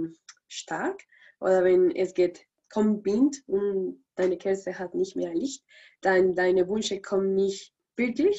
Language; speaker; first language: German; non-native, learner; Spanish